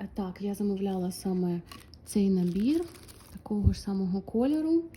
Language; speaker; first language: Ukrainian; non-native, local second language; Russian